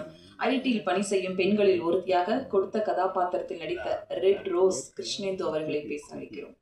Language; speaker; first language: Tamil; native; Tamil